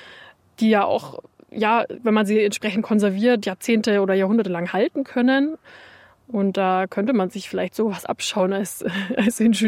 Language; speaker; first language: German; native; German